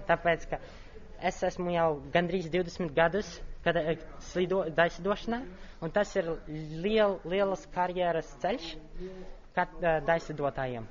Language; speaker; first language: Latvian; non-native, local second language; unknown